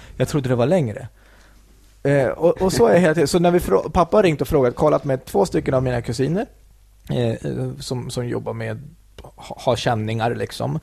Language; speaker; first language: Swedish; early bilingual, other home language; Kurdish